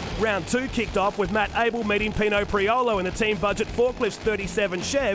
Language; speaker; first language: English; native; English